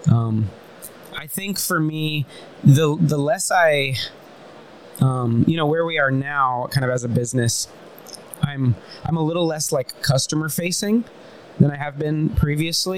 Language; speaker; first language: English; native; English